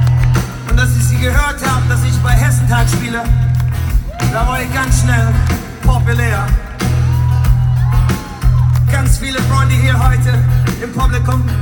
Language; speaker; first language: German; non-native, fluent; English